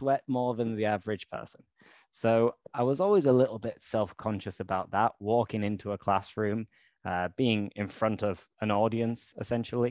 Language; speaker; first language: English; native; English